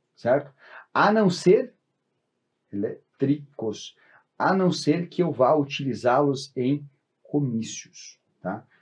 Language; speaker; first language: Portuguese; native; Portuguese